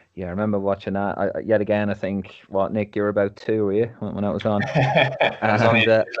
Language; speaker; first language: English; native; English